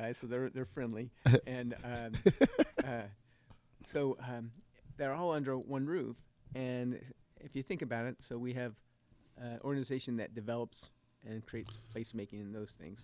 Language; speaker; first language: English; native; English